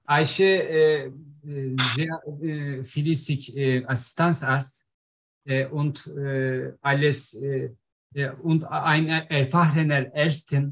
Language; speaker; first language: German; non-native, learner; Turkish